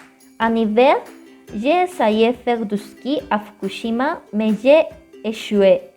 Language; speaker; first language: French; non-native, learner; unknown